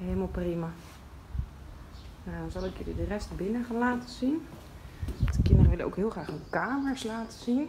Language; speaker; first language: Dutch; native; Dutch